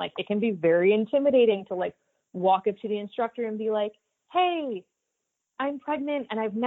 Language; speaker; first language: English; native; English